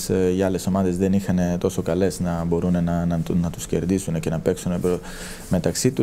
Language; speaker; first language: Greek; non-native, fluent; Serbian